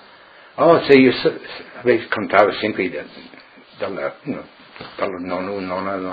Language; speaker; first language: Italian; early bilingual, heritage; Friulian